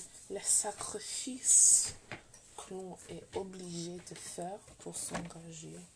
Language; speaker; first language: French; non-native, learner; English